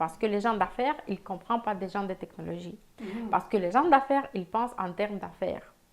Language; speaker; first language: French; non-native, fluent; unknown